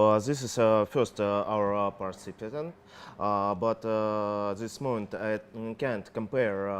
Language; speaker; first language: English; non-native, learner; Russian